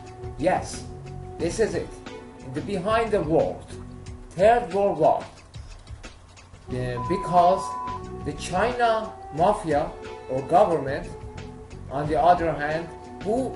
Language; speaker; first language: English; non-native, learner; Persian